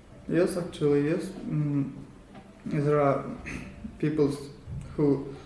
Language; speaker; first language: English; non-native, learner; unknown